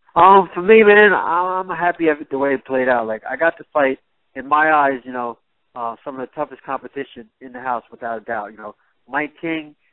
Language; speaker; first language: English; native; English